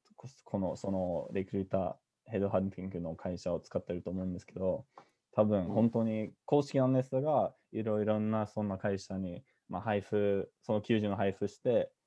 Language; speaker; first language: Japanese; non-native, fluent; English